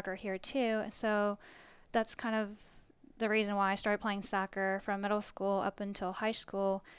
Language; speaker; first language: English; early bilingual, other home language; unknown